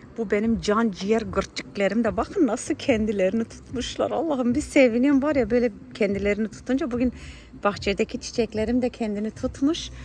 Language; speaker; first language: Turkish; early bilingual, heritage; Turkish